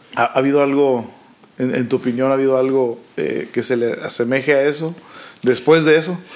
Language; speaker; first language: Spanish; early bilingual, other home language; English